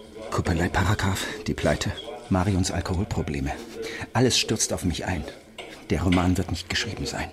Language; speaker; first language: German; native; German